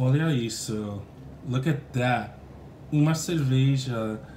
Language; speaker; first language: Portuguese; non-native, learner; English